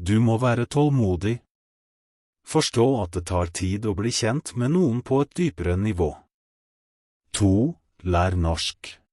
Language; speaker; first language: Norwegian; non-native, fluent; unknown